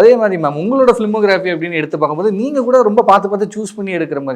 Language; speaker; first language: Tamil; native; Tamil